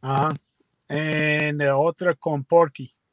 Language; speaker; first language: Spanish; non-native, learner; English